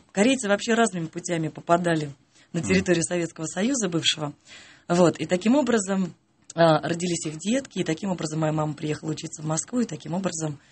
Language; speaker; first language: Russian; native; Russian